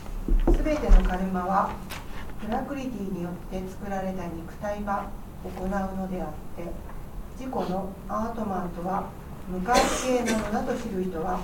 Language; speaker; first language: Japanese; native; Japanese